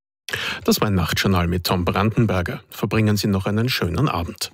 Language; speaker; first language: German; native; German